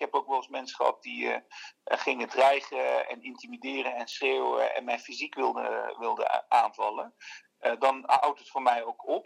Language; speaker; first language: Dutch; early bilingual, other home language; Turkish